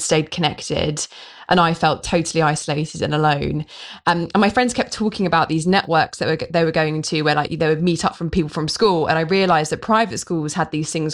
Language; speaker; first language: English; native; English